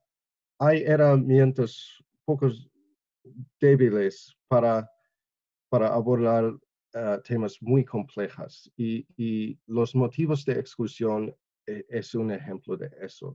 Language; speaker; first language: Spanish; non-native, learner; English